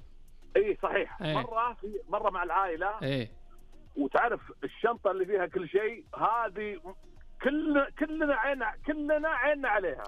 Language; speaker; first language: Arabic; native; Arabic